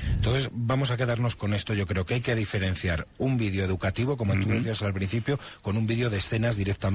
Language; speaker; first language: Spanish; native; Spanish